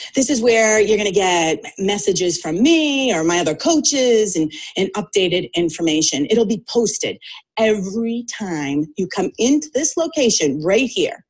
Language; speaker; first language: English; native; English